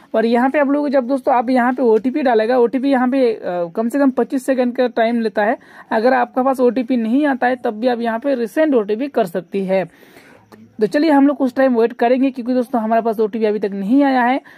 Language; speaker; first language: Hindi; non-native, local second language; Bangla